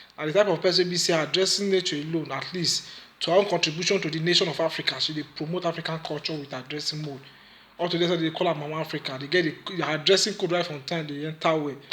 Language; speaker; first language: Nigerian Pidgin; native; Nigerian Pidgin